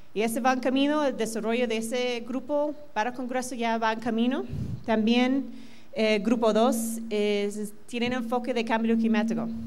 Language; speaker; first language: Spanish; non-native, fluent; English